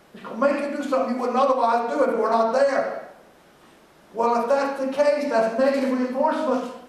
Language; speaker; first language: English; native; English